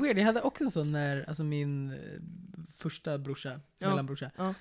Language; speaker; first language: Swedish; native; Swedish